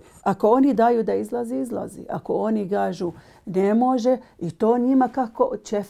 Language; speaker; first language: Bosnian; non-native, learner; Arabic